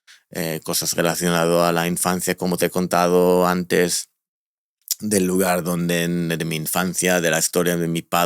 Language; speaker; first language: Spanish; non-native, fluent; Hebrew